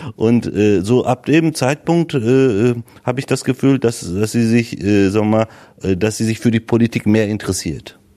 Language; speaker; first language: German; early bilingual, other home language; Turkish